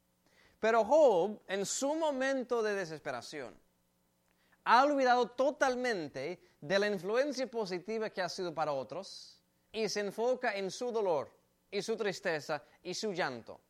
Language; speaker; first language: Spanish; native; Spanish